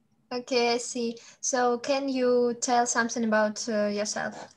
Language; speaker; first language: English; non-native, fluent; Russian